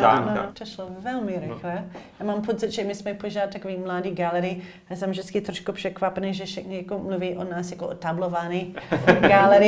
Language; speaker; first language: Czech; non-native, learner; English